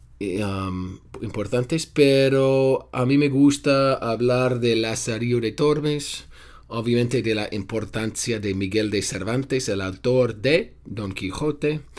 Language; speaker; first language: Spanish; non-native, fluent; English